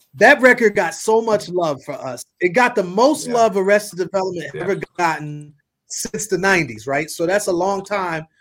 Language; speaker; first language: English; native; English